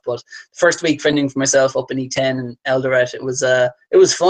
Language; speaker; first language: English; native; English